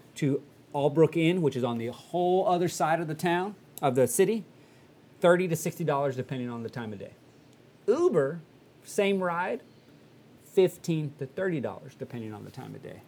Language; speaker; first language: English; early bilingual, other home language; Spanish